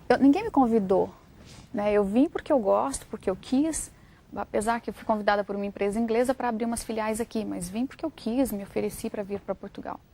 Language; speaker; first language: Portuguese; native; Portuguese